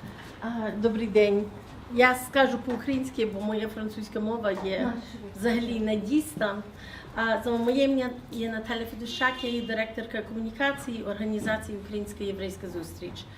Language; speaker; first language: Ukrainian; early bilingual, heritage; Ukrainian